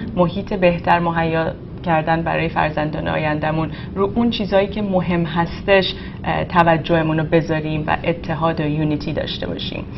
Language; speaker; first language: Persian; native; Persian